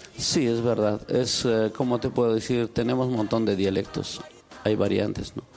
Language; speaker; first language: Spanish; non-native, local second language; Quechua